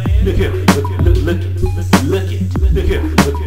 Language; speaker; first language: English; native; English